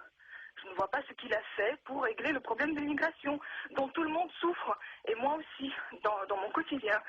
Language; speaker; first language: French; non-native, fluent; Russian